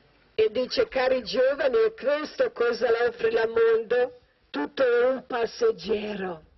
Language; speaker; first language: Italian; non-native, learner; Croatian